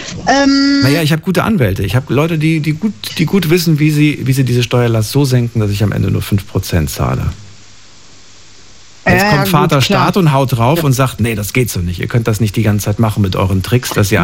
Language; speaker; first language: German; native; German